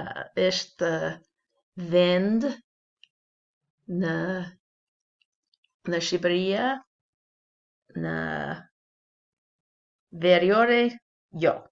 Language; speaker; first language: Albanian; non-native, learner; English